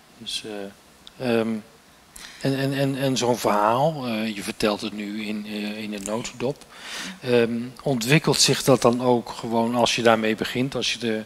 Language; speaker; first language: Dutch; native; Dutch